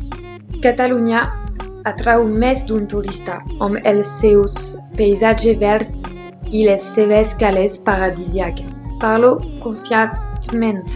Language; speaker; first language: Catalan; non-native, learner; French